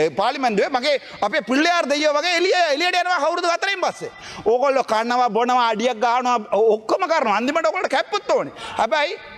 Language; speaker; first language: Sinhala; non-native, local second language; Tamil